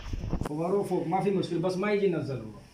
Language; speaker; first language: Arabic; non-native, learner; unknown